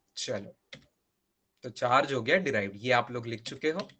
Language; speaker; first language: Hindi; non-native, local second language; Marathi